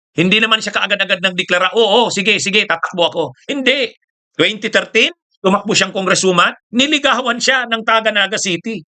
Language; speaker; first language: Filipino; non-native, local second language; Bikol